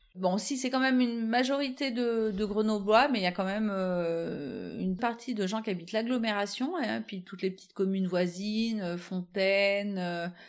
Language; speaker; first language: French; native; French